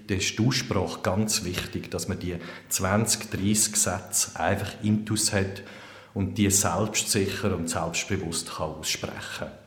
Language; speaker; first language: German; native; German